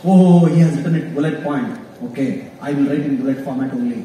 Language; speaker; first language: English; non-native, local second language; Kannada